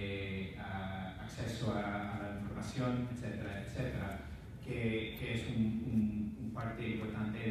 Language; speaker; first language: Spanish; non-native, fluent; English